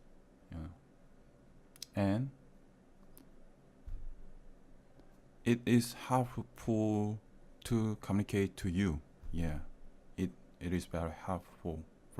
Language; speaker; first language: English; non-native, learner; Korean